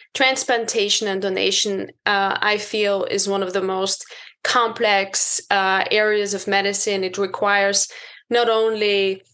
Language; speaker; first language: English; non-native, fluent; German